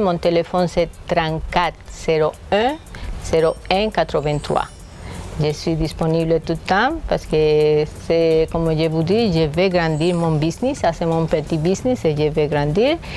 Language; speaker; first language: French; non-native, fluent; Spanish